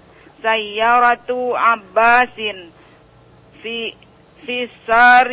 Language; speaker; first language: Arabic; non-native, learner; Indonesian